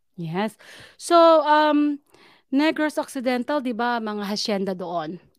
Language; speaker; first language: Filipino; non-native, local second language; Pangasinan